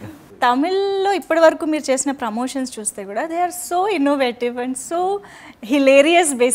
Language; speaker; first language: Telugu; native; Telugu